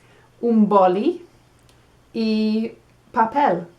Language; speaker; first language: Spanish; non-native, fluent; English